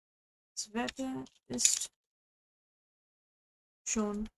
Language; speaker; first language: German; non-native, learner; English